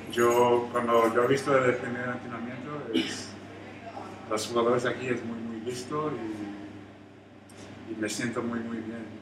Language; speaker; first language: Spanish; non-native, learner; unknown